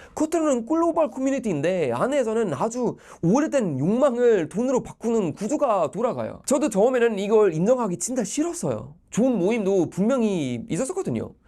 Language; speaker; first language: Korean; non-native, fluent; Swedish